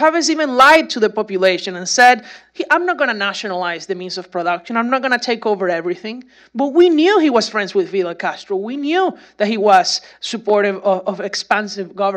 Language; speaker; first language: English; non-native, fluent; Spanish